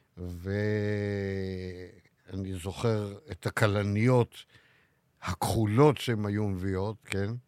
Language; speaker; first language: Hebrew; native; Hebrew